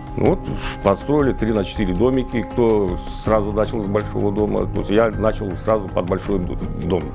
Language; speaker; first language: Russian; non-native, local second language; Crimean Tatar